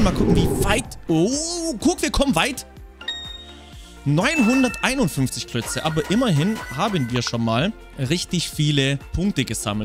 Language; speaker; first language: German; native; German